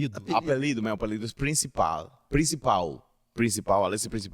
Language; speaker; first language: Portuguese; non-native, learner; Spanish